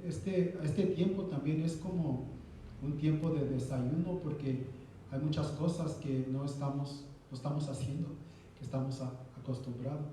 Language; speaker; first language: Spanish; early bilingual, heritage; Spanish